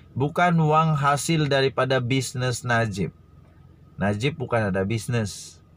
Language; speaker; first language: Malay; native; Malay